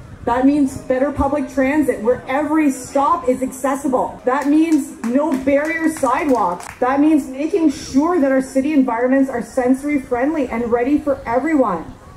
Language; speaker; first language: English; native; English